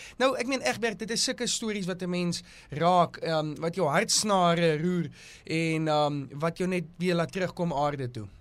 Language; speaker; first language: Afrikaans; native; Afrikaans